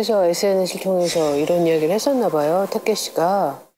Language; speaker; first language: Korean; native; Korean